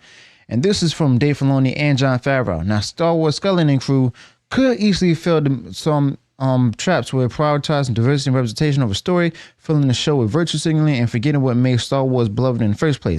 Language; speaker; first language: English; native; English